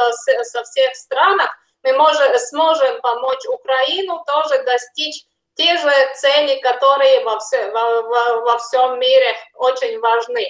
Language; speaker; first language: Russian; non-native, fluent; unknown